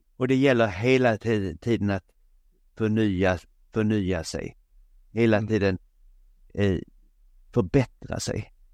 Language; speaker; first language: Swedish; native; Swedish